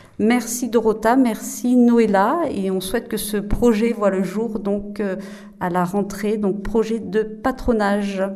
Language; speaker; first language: French; native; French